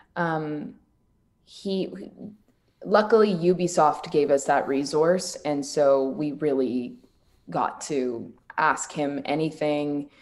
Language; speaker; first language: English; native; English